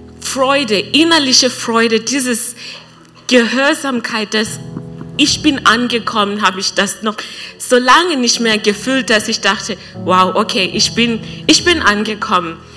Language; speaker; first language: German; non-native, learner; English